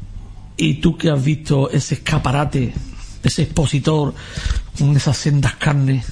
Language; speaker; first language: Spanish; native; Spanish